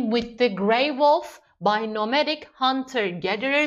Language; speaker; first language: English; non-native, fluent; Turkish